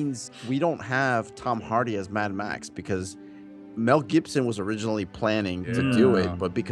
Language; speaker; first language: English; native; English